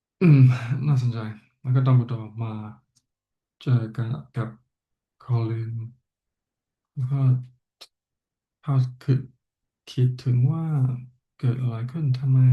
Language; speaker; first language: Thai; non-native, learner; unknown